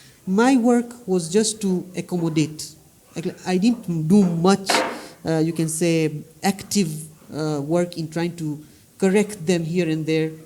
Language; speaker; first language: English; non-native, fluent; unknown